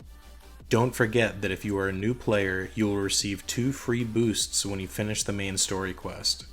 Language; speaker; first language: English; native; English